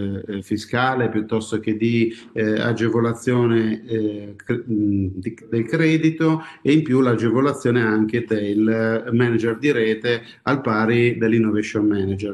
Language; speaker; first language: Italian; native; Italian